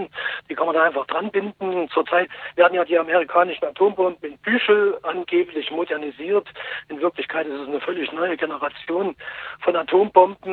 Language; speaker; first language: German; native; German